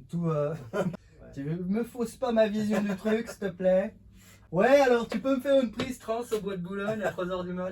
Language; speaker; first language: French; native; French